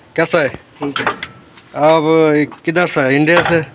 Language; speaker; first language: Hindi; non-native, learner; Bangla